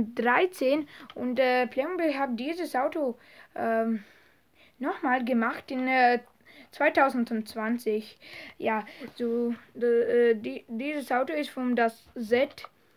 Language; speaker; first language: German; non-native, learner; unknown